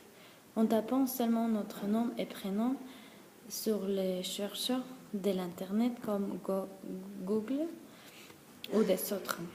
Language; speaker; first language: French; non-native, learner; Spanish